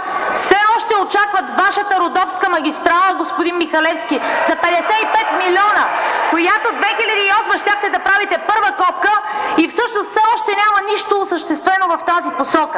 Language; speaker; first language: Bulgarian; native; Bulgarian